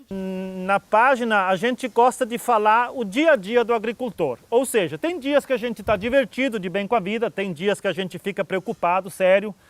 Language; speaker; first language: Portuguese; native; Portuguese